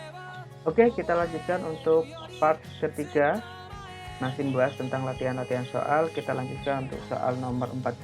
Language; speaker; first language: Indonesian; native; Indonesian